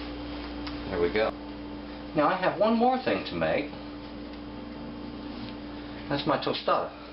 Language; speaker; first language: English; native; English